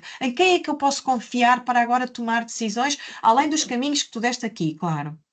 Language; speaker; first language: Portuguese; native; Portuguese